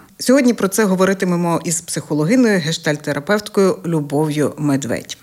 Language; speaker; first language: Ukrainian; native; Ukrainian